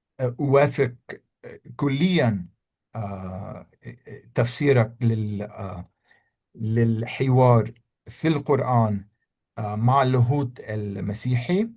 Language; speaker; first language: Arabic; non-native, fluent; English